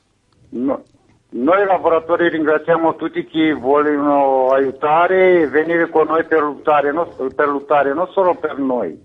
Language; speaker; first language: Italian; non-native, fluent; Romanian